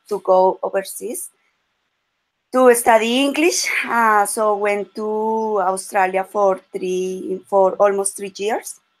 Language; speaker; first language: English; non-native, learner; Spanish